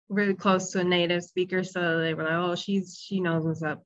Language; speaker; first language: English; native; English